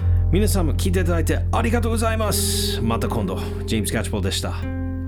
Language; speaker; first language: Japanese; non-native, fluent; English